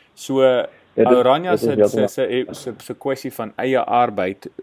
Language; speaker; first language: Afrikaans; native; Afrikaans